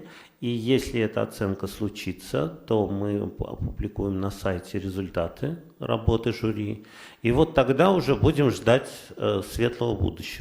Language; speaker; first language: Russian; native; Russian